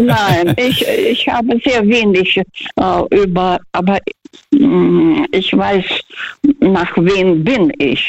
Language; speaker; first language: German; early bilingual, heritage; Russian